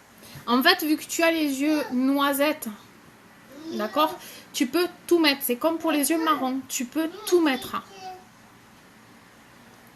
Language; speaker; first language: French; native; French